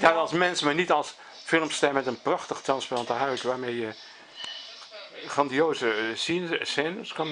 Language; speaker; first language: Dutch; native; Dutch